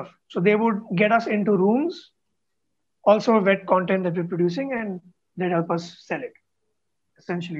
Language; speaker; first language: English; non-native, local second language; Tamil